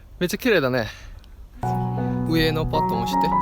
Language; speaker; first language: Japanese; non-native, fluent; Korean